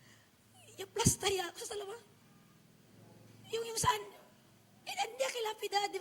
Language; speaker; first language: Filipino; non-native, local second language; Chavacano